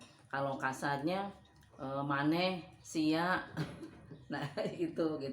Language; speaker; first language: Indonesian; non-native, local second language; Sundanese